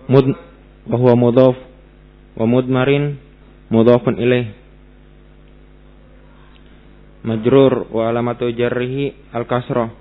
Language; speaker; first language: Arabic; non-native, learner; Indonesian